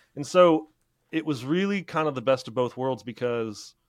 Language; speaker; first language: English; native; English